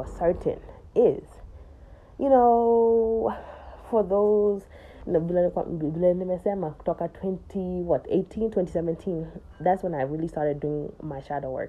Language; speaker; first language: English; native; English